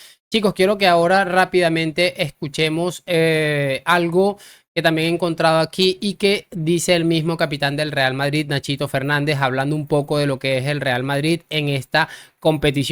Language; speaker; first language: Spanish; native; Spanish